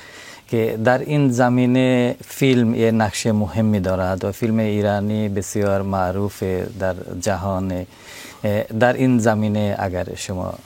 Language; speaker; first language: Persian; non-native, fluent; Bangla